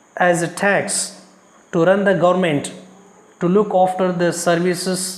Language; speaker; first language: English; non-native, local second language; Kannada